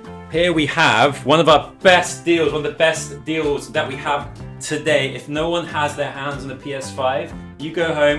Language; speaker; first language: English; native; English